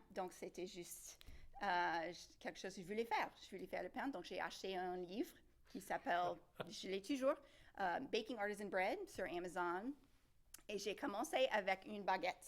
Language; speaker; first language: French; non-native, local second language; English